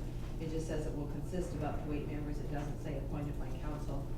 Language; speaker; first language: English; native; English